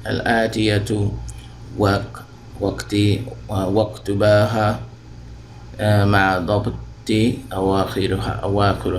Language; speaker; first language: Arabic; non-native, fluent; English